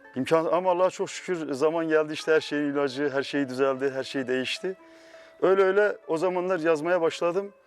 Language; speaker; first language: Turkish; native; Turkish